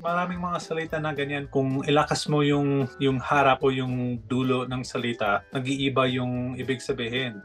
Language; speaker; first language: Filipino; non-native, fluent; English